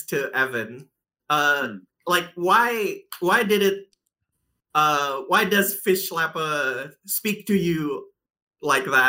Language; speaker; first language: English; non-native, fluent; Indonesian